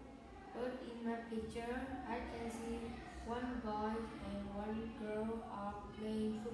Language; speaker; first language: English; non-native, learner; Vietnamese